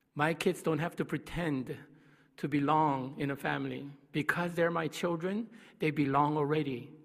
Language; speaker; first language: English; non-native, fluent; Korean